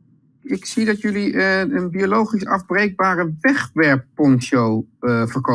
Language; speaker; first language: Dutch; native; Dutch